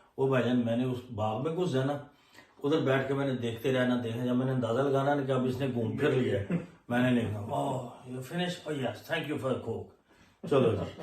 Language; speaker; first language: Urdu; non-native, local second language; Punjabi